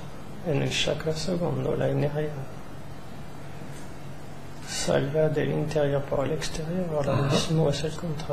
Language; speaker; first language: Spanish; non-native, learner; French